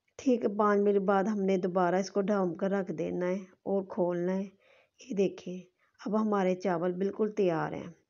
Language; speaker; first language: Urdu; non-native, local second language; Punjabi